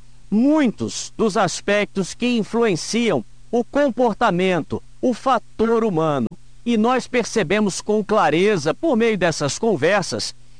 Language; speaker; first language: Portuguese; native; Portuguese